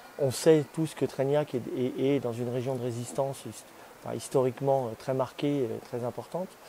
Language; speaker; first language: French; native; French